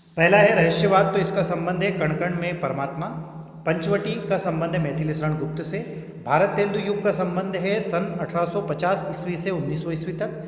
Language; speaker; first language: Hindi; native; Hindi